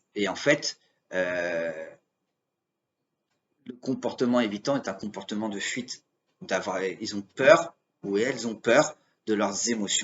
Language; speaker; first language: French; native; French